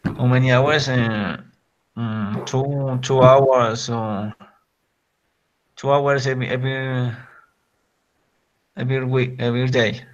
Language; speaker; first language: English; non-native, learner; Spanish